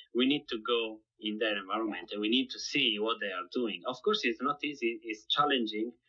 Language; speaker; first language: English; non-native, fluent; Italian